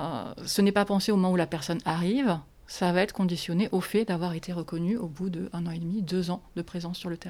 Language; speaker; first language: French; native; French